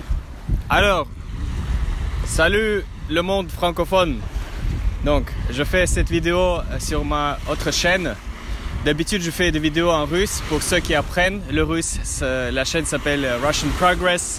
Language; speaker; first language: French; non-native, fluent; Russian